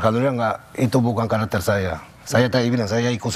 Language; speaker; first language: Indonesian; non-native, fluent; Spanish